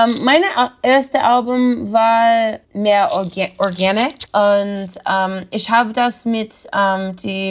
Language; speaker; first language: German; non-native, learner; English